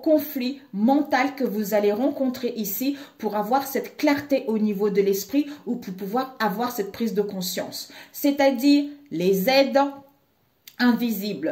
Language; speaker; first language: French; native; French